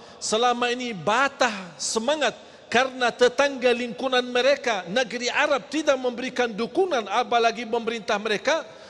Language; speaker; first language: Malay; non-native, fluent; Arabic